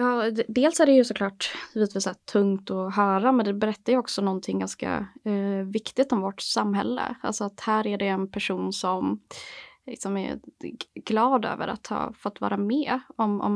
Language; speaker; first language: Swedish; native; Swedish